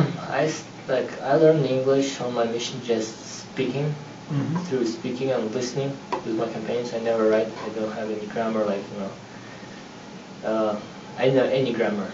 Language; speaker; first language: English; non-native, learner; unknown